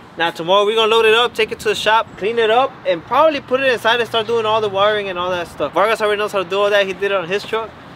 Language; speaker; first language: English; early bilingual, other home language; Spanish